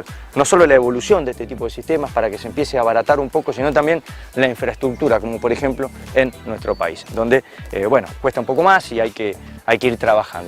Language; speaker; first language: Spanish; native; Spanish